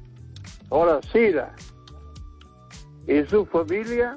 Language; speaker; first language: Spanish; non-native, local second language; Galician